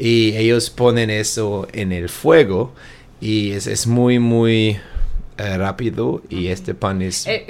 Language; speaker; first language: Spanish; non-native, learner; German